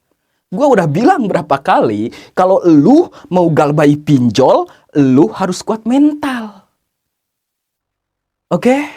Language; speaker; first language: Indonesian; native; Indonesian